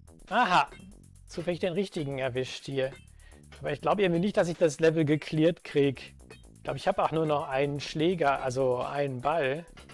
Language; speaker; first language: German; native; German